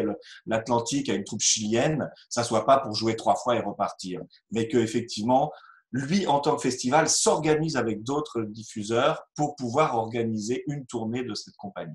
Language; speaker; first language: French; native; French